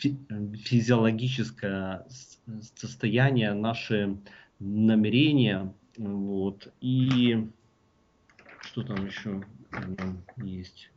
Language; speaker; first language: Russian; native; Russian